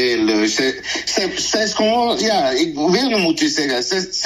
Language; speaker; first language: Dutch; non-native, learner; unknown